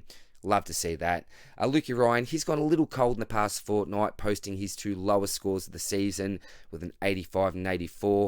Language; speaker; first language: English; native; English